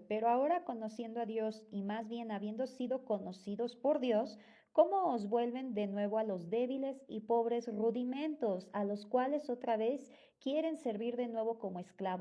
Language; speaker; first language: Spanish; native; Spanish